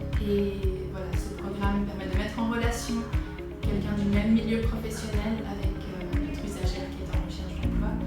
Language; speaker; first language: French; native; French